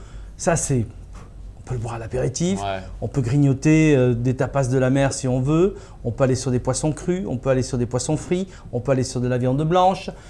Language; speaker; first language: French; native; French